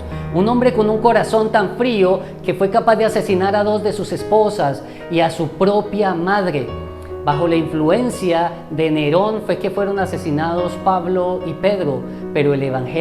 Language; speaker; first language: Spanish; native; Spanish